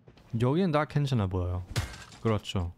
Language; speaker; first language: Korean; non-native, fluent; German